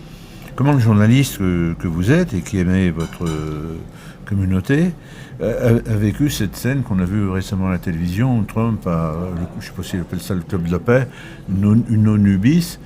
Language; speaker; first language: French; native; French